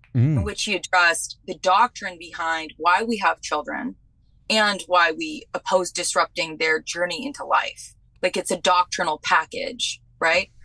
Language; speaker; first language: English; native; English